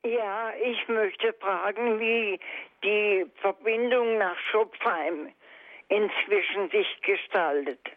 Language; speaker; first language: German; non-native, fluent; English